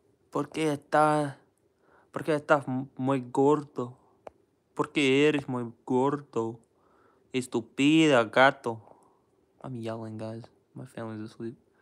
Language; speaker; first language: Spanish; non-native, learner; English